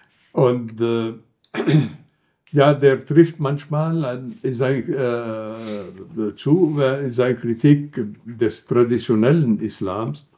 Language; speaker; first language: German; non-native, fluent; Arabic